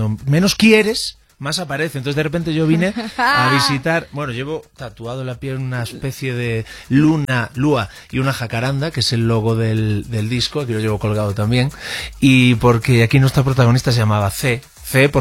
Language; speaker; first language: Spanish; non-native, local second language; Galician